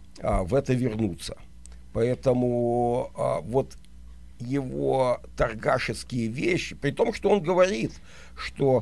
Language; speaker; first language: Russian; native; Russian